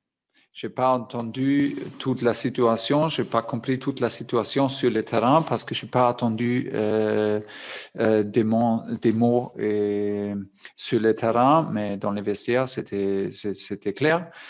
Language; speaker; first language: French; non-native, fluent; German